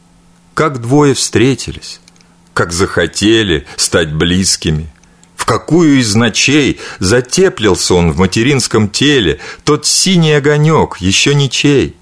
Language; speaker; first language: Russian; native; Russian